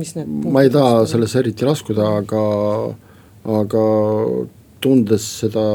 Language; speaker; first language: Estonian; non-native, local second language; Russian